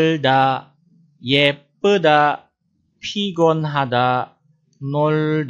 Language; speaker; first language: Korean; non-native, fluent; Indonesian